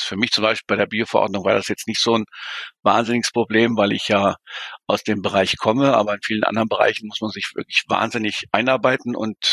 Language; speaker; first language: German; native; German